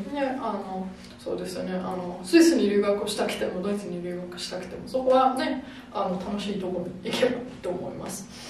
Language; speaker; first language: Japanese; non-native, fluent; German